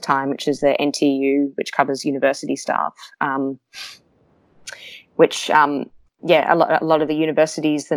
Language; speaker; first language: English; native; English